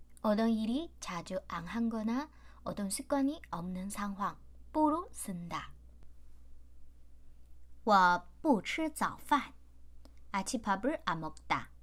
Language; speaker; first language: Korean; non-native, fluent; Chinese